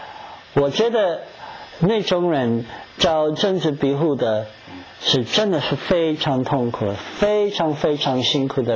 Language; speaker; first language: Chinese; non-native, fluent; English